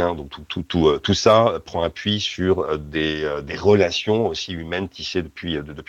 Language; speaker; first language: French; native; French